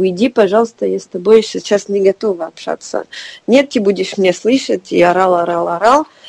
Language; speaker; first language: Russian; non-native, fluent; French